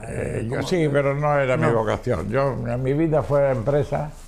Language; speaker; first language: Spanish; native; Spanish